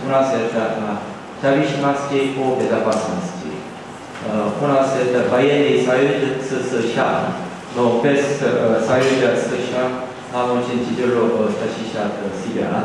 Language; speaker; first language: Russian; non-native, learner; Korean